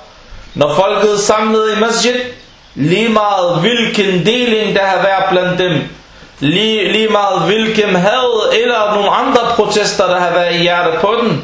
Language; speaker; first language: Danish; non-native, fluent; Arabic